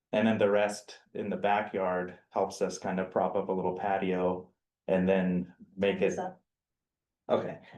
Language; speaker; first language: English; native; English